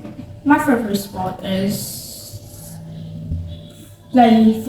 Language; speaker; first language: English; non-native, learner; Vietnamese